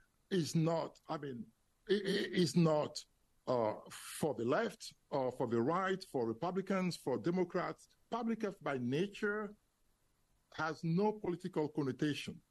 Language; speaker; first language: English; non-native, fluent; French